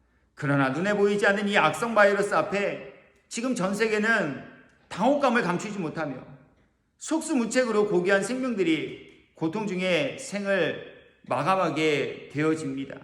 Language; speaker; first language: Korean; native; Korean